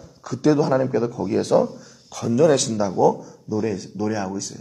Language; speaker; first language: Korean; native; Korean